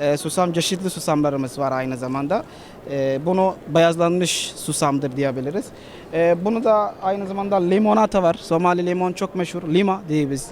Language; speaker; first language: Turkish; non-native, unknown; Somali